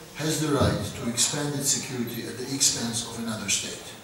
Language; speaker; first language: English; non-native, fluent; Georgian